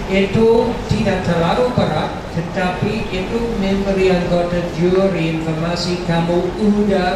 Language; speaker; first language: Indonesian; non-native, learner; English